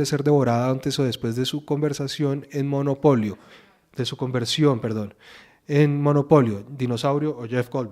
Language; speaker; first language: Spanish; native; Spanish